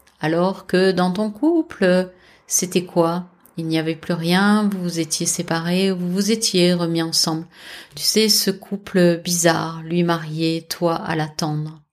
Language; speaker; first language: French; native; French